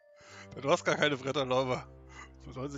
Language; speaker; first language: German; native; German